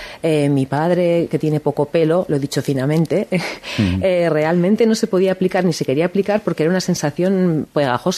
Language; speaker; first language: Spanish; native; Spanish